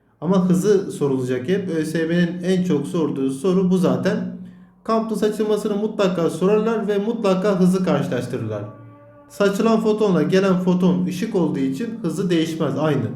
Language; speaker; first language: Turkish; native; Turkish